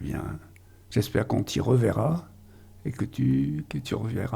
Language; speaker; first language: French; native; French